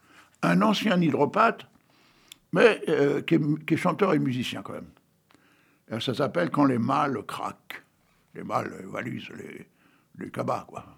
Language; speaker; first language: French; native; French